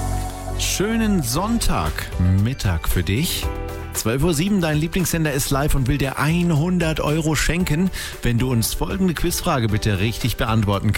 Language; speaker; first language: German; native; German